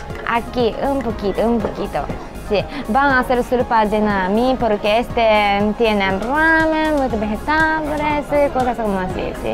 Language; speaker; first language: Spanish; non-native, learner; Japanese